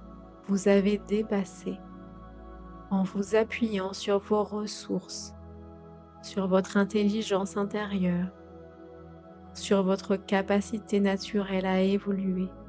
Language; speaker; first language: French; native; French